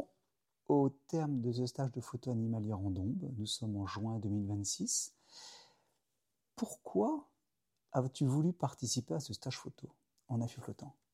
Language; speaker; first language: French; native; French